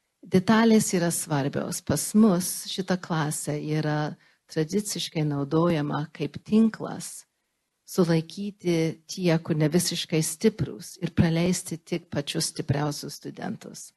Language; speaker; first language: Lithuanian; early bilingual, heritage; Lithuanian